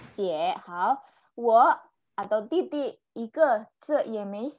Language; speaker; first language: Chinese; non-native, fluent; Indonesian